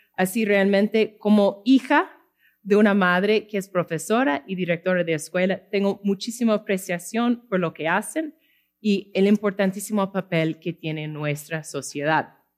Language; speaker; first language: Spanish; non-native, fluent; English